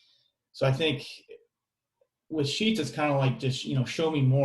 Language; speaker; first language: English; native; English